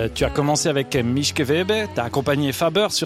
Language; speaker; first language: French; native; French